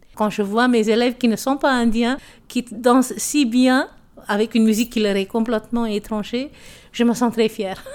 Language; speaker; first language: French; non-native, local second language; Tamil